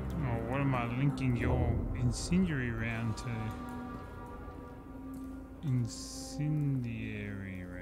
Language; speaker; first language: English; native; English